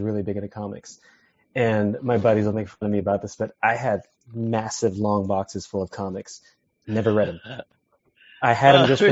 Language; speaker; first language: English; native; English